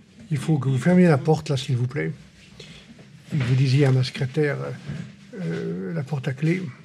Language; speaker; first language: French; native; French